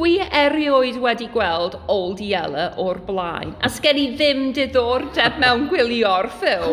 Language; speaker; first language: Welsh; non-native, learner; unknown